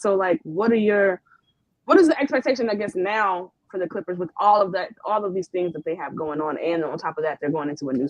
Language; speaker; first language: English; native; English